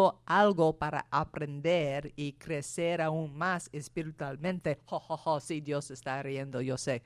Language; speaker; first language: Spanish; non-native, fluent; English